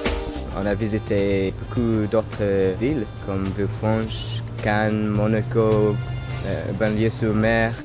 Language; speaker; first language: French; non-native, fluent; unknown